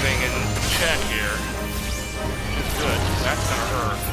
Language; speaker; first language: English; native; English